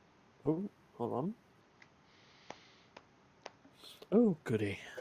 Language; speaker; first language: English; native; English